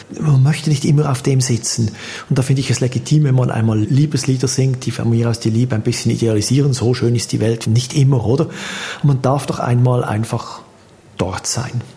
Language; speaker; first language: German; native; German